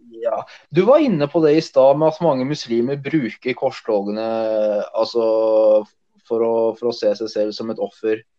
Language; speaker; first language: Norwegian; early bilingual, other home language; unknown